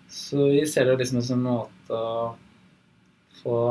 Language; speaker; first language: Norwegian; native; Norwegian